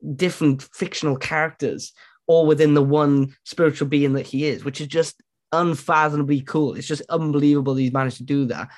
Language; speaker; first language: English; native; English